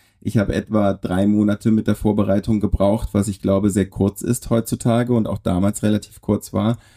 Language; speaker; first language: German; native; German